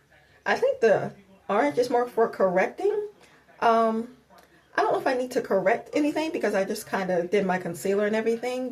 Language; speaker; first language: English; native; English